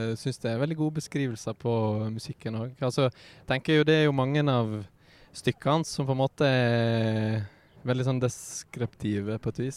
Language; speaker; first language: Norwegian; native; Norwegian